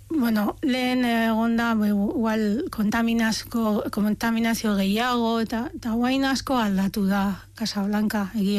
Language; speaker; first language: Basque; non-native, fluent; Arabic